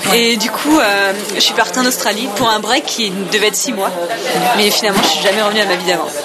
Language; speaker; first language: French; native; French